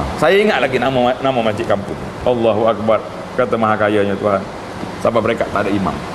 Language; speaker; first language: Malay; native; Malay